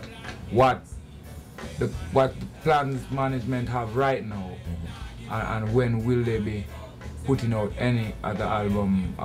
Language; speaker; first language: English; non-native, local second language; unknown